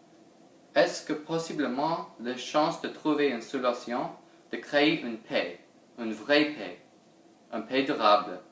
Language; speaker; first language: French; non-native, learner; English